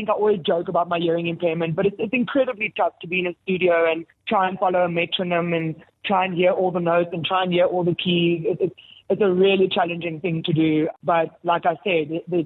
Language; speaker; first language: English; native; English